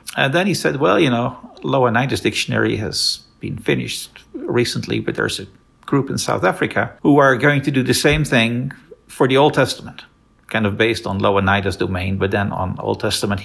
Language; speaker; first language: English; non-native, fluent; Dutch